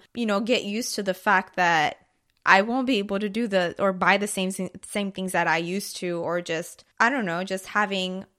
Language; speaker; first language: English; early bilingual, other home language; Persian